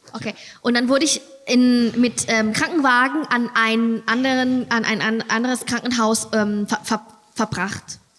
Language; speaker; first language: German; non-native, fluent; Thai